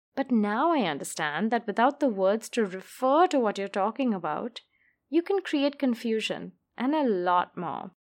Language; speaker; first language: English; non-native, local second language; Hindi